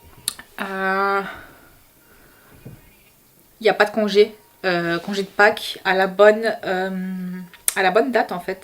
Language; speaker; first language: French; native; French